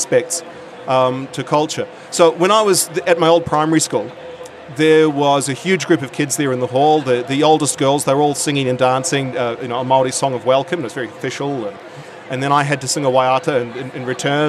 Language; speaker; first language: English; native; English